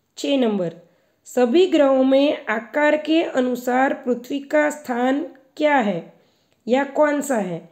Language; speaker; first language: Hindi; non-native, local second language; Gujarati